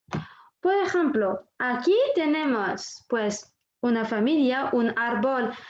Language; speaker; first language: Spanish; non-native, fluent; French